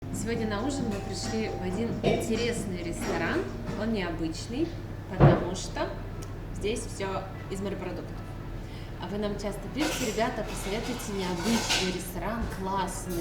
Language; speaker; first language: Russian; native; Russian